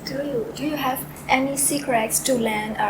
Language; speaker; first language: English; non-native, learner; Burmese